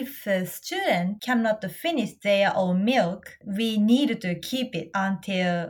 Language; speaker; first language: English; non-native, fluent; Japanese